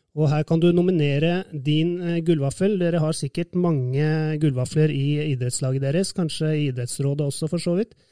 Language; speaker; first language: Norwegian; native; Norwegian